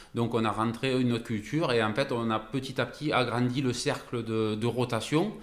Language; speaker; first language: French; native; French